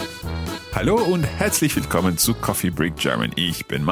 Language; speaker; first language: German; non-native, fluent; English